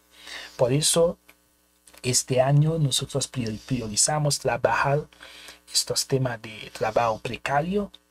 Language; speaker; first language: Spanish; non-native, fluent; Haitian Creole